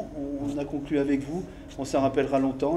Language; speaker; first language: French; native; French